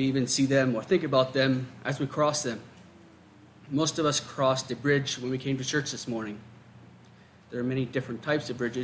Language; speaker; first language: English; native; English